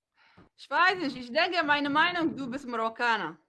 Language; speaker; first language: German; non-native, learner; Somali